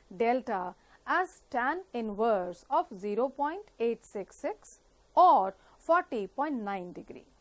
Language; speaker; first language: English; non-native, local second language; Punjabi